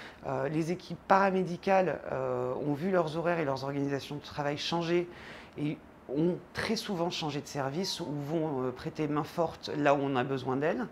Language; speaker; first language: French; native; French